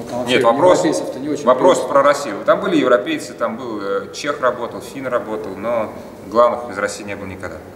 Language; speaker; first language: Russian; native; Russian